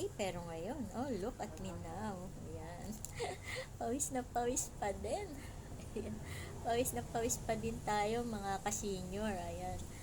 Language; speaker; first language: Filipino; native; Filipino